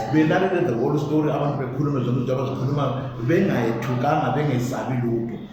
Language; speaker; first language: Zulu; native; Zulu